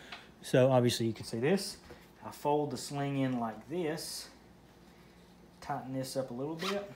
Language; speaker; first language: English; native; English